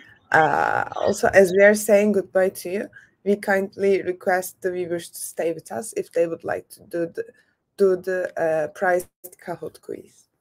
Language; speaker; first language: English; non-native, fluent; Turkish